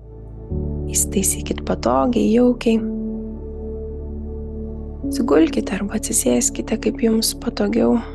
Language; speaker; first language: Lithuanian; native; Lithuanian